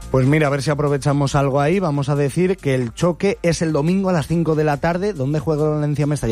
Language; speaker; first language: Spanish; native; Spanish